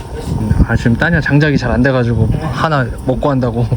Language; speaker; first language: Korean; native; Korean